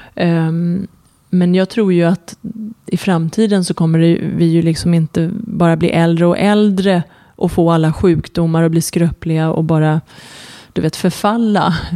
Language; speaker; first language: Swedish; early bilingual, other home language; Persian